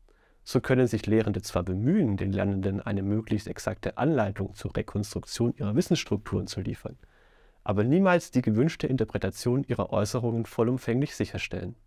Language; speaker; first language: German; native; German